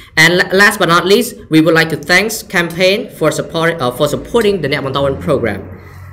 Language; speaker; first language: English; non-native, fluent; Khmer